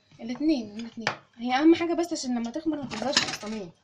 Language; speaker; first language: Arabic; native; Arabic